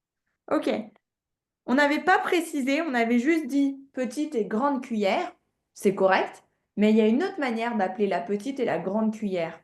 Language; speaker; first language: French; native; French